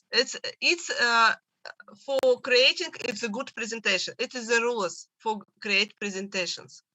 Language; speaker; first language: English; non-native, learner; Russian